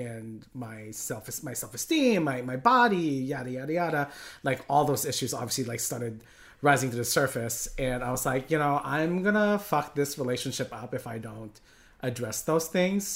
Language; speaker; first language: English; non-native, local second language; Filipino